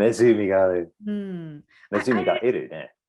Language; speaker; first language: Japanese; non-native, learner; English